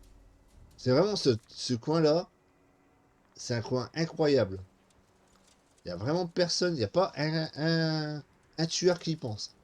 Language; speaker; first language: French; native; French